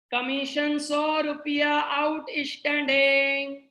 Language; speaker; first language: Hindi; non-native, local second language; Gujarati